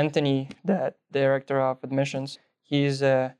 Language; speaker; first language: English; non-native, fluent; Russian